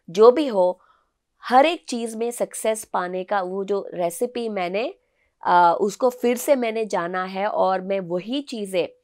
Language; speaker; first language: Hindi; non-native, local second language; Telugu